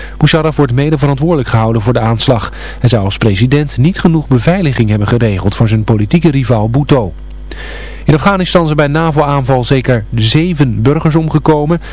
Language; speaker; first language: Dutch; native; Dutch